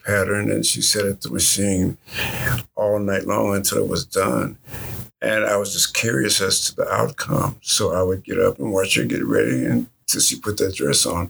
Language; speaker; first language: English; native; English